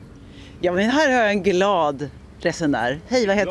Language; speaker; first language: Swedish; native; Swedish